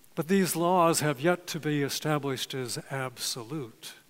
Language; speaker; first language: English; native; English